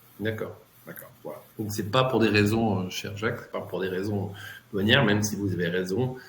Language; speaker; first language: French; native; French